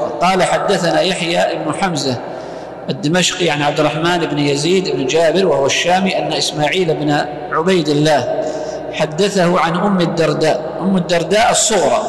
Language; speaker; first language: Arabic; native; Arabic